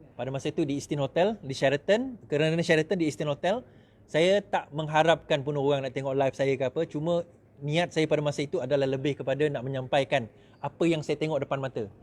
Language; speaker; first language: Malay; native; Malay